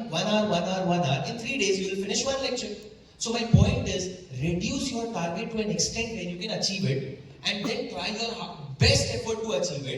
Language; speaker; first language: English; non-native, local second language; Hindi